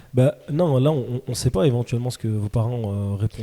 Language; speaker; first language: French; native; French